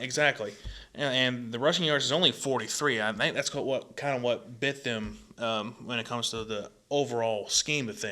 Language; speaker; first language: English; native; English